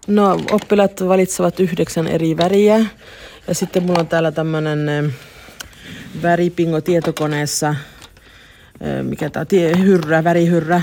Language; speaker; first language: Finnish; early bilingual, heritage; Finnish